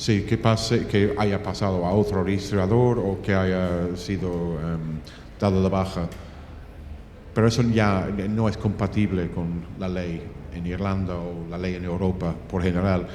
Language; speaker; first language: Spanish; non-native, fluent; English